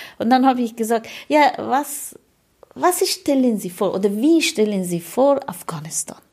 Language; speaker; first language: German; non-native, fluent; Persian